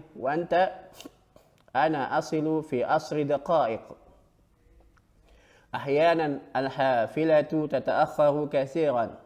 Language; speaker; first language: Arabic; non-native, fluent; Indonesian